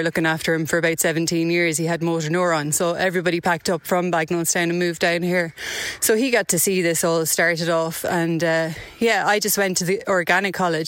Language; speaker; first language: English; native; English